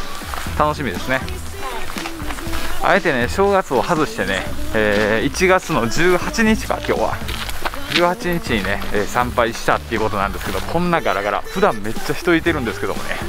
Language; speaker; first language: Japanese; native; Japanese